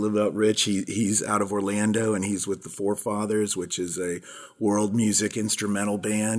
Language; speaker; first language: English; native; English